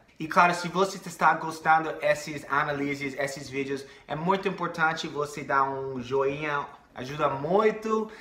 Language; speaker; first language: Portuguese; non-native, fluent; English